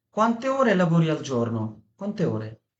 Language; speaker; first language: Italian; non-native, fluent; Bangla